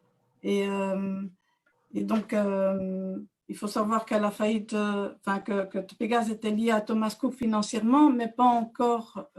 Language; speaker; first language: French; native; French